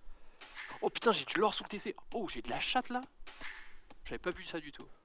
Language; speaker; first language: French; native; French